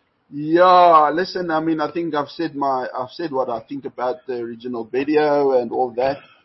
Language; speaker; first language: English; non-native, local second language; Afrikaans